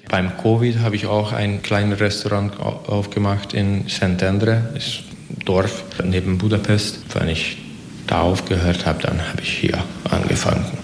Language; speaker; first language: German; non-native, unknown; Hungarian